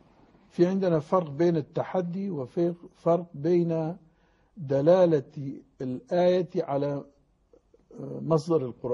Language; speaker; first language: Arabic; native; Arabic